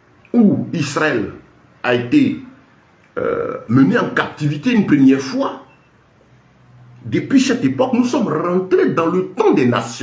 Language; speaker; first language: French; native; French